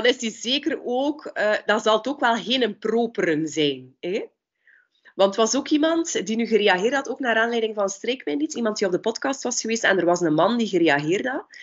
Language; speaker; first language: Dutch; native; Dutch